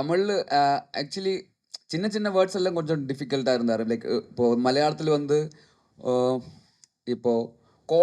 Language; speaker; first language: Tamil; non-native, learner; Malayalam